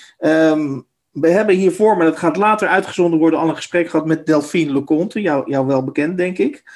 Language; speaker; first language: Dutch; native; Dutch